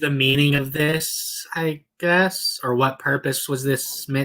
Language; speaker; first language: English; native; English